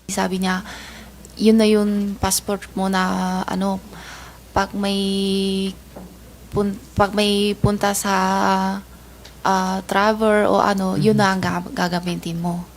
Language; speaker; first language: Filipino; non-native, learner; Chinese